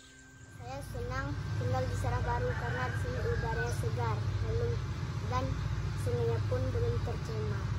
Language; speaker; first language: Indonesian; non-native, local second language; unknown